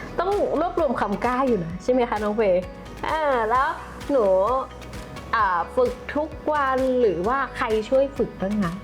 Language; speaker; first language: Thai; native; Thai